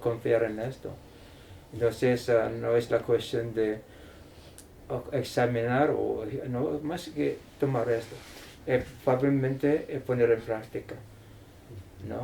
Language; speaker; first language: Spanish; non-native, learner; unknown